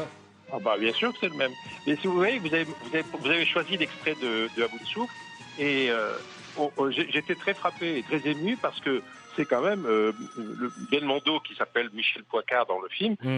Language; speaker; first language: French; native; French